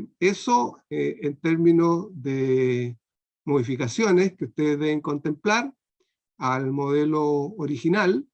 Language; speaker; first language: Spanish; non-native, fluent; Portuguese